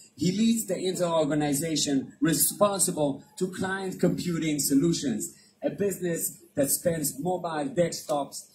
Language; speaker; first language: English; non-native, fluent; Hebrew